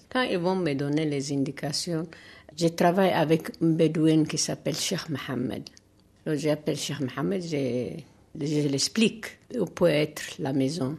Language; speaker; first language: French; non-native, learner; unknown